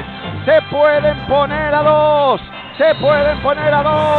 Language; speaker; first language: Spanish; native; Spanish